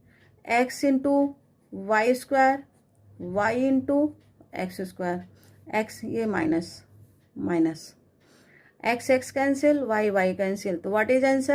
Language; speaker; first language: Hindi; native; Hindi